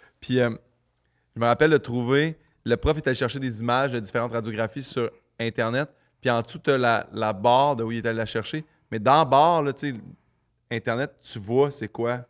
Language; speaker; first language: French; native; French